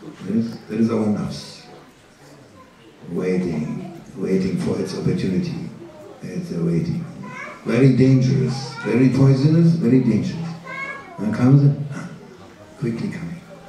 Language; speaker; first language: English; non-native, fluent; German